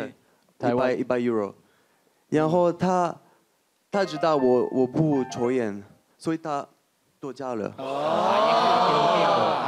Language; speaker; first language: Chinese; non-native, learner; French